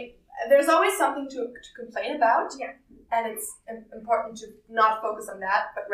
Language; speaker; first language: English; non-native, fluent; German